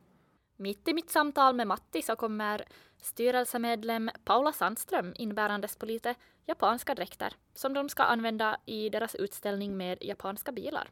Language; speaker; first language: Swedish; native; Swedish